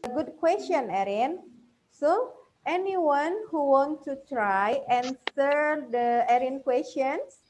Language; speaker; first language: English; non-native, fluent; Indonesian